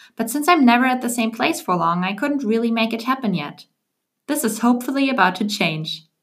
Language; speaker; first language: English; non-native, fluent; German